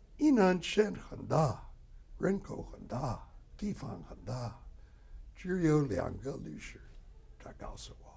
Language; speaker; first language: Chinese; non-native, fluent; English